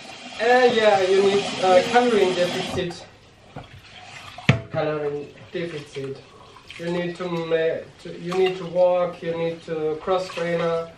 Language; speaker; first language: English; non-native, learner; German